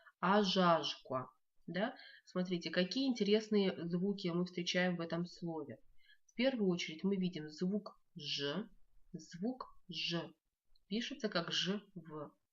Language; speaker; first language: Russian; non-native, local second language; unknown